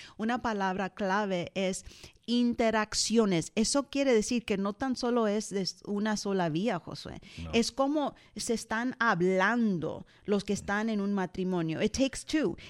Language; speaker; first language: Spanish; early bilingual, heritage; Spanish